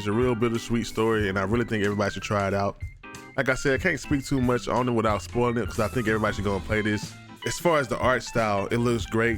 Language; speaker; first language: English; native; English